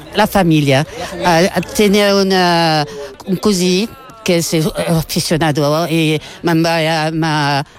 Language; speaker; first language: Catalan; non-native, local second language; French